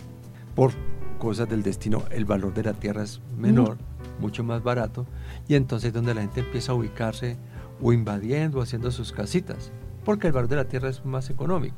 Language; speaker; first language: Spanish; native; Spanish